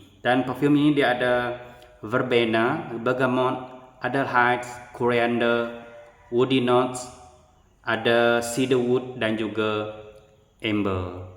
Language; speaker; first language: Malay; native; Malay